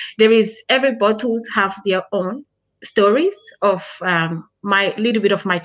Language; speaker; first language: English; early bilingual, other home language; Krio